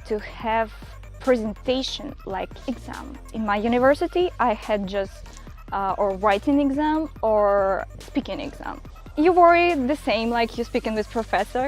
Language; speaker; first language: English; non-native, learner; Ukrainian